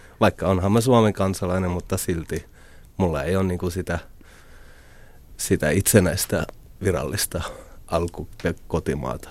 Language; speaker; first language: Finnish; early bilingual, other home language; Arabic